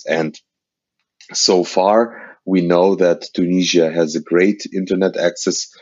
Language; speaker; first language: English; non-native, fluent; Ukrainian